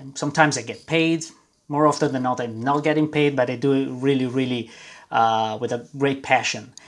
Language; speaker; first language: English; non-native, fluent; Italian